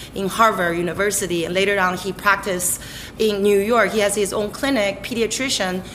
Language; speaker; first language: English; non-native, fluent; Chinese